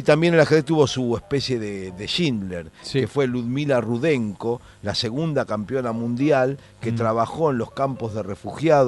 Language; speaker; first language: Spanish; native; Spanish